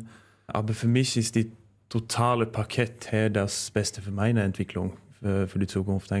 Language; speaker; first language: German; non-native, fluent; Norwegian